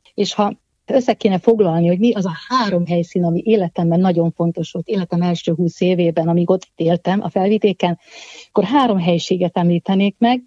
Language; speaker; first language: Hungarian; native; Hungarian